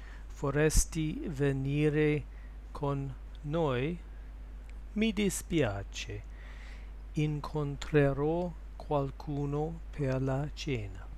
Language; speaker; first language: Italian; non-native, learner; English